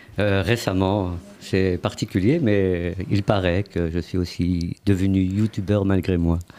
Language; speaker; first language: French; native; French